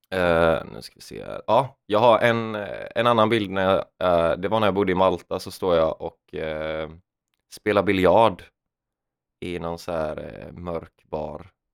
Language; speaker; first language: Swedish; native; Swedish